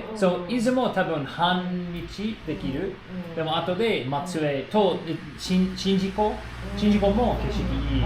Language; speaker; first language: Japanese; non-native, learner; English